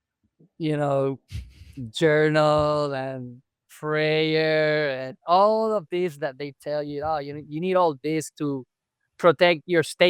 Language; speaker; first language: English; non-native, local second language; Spanish